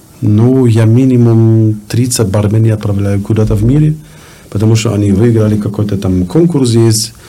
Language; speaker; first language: Russian; non-native, learner; German